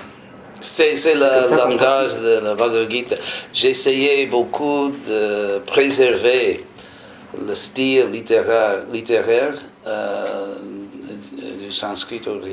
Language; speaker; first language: French; non-native, fluent; English